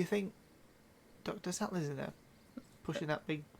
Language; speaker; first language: English; native; English